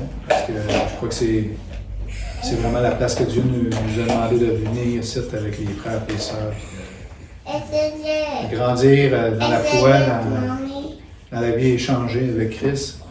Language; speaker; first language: French; native; French